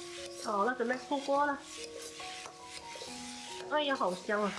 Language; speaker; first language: Chinese; native; Chinese